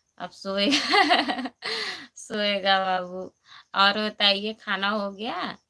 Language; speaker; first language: Hindi; native; Hindi